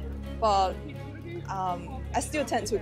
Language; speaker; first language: English; non-native, fluent; Chinese